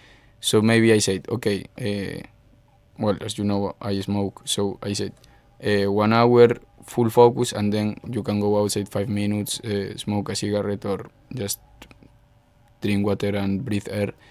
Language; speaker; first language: English; non-native, fluent; Spanish